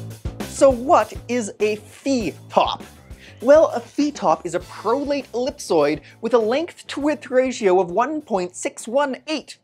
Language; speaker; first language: English; native; English